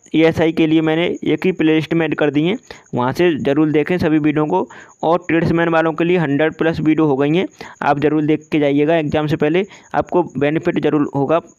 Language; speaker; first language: Hindi; native; Hindi